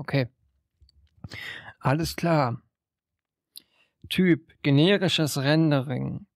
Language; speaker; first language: German; native; German